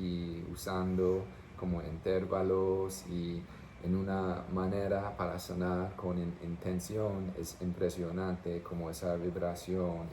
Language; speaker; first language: Spanish; non-native, fluent; English